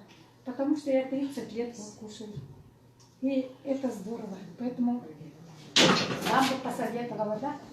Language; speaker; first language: Russian; native; Russian